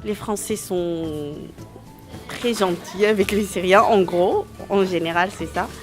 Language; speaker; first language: French; non-native, fluent; Arabic